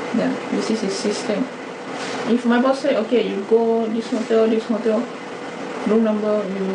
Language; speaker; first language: English; non-native, learner; Thai